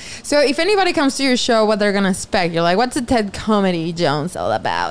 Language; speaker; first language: English; non-native, fluent; Spanish